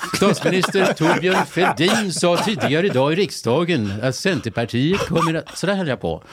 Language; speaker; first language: Swedish; native; Swedish